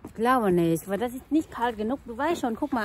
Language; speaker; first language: German; non-native, learner; Vietnamese